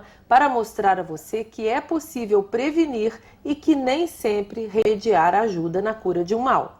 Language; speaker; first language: Portuguese; native; Portuguese